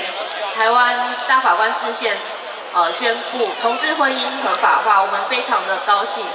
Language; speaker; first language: Chinese; native; Chinese